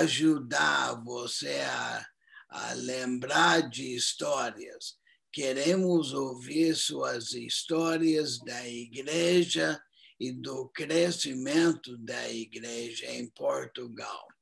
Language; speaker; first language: Portuguese; non-native, fluent; English